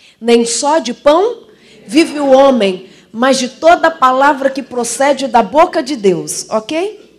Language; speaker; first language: Portuguese; native; Portuguese